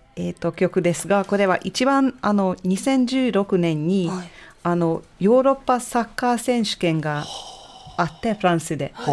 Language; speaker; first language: Japanese; non-native, fluent; Hungarian